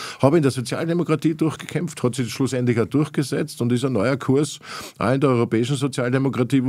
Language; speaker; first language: German; native; German